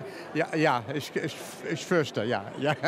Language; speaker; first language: German; non-native, fluent; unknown